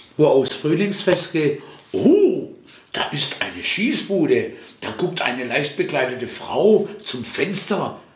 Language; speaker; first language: German; early bilingual, other home language; Italian